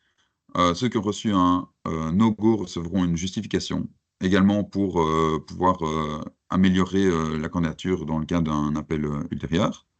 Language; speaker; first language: French; native; French